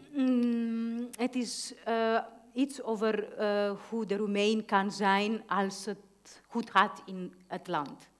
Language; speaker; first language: Dutch; non-native, fluent; Hungarian